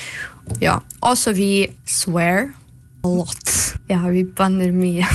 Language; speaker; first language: Norwegian; non-native, fluent; Russian